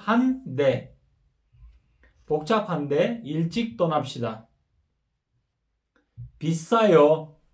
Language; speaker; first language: Korean; non-native, fluent; Kyrgyz